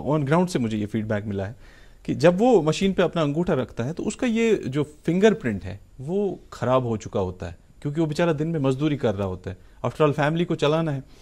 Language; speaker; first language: Hindi; non-native, local second language; Kashmiri